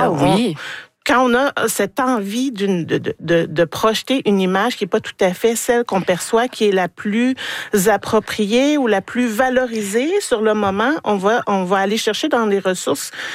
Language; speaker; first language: French; native; French